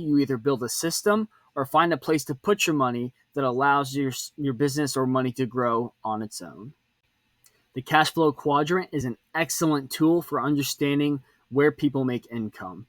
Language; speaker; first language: English; native; English